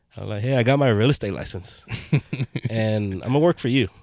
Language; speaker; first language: English; native; English